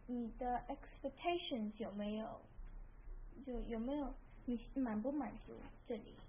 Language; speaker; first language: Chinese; early bilingual, heritage; Chinese